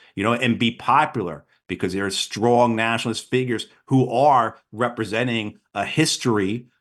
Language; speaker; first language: English; native; English